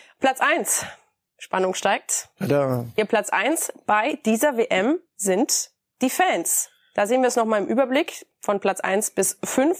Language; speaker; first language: German; native; German